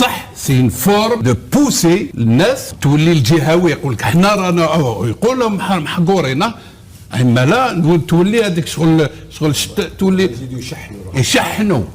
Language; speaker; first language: Arabic; native; Arabic